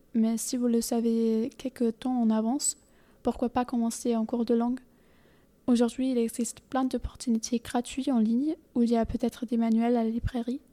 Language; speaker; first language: French; non-native, fluent; German